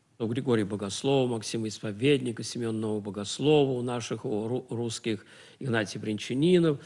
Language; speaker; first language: Russian; native; Russian